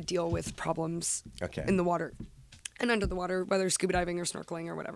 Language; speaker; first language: English; native; English